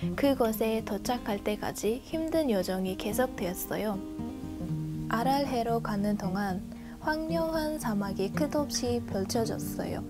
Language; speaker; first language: Korean; non-native, fluent; Uzbek